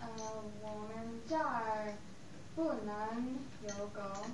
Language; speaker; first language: Chinese; non-native, learner; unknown